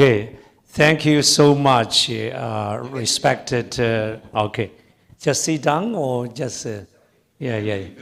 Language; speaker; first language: English; non-native, fluent; Chinese